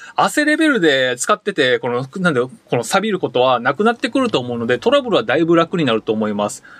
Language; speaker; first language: Japanese; native; Japanese